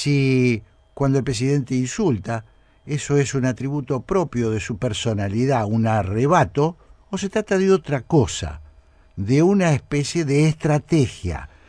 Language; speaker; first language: Spanish; native; Spanish